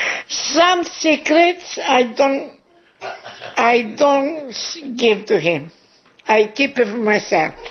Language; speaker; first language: English; non-native, learner; Greek